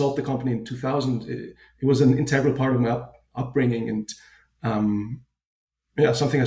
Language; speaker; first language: English; non-native, fluent; German